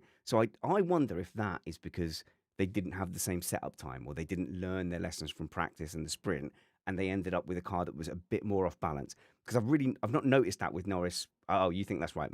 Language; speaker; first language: English; native; English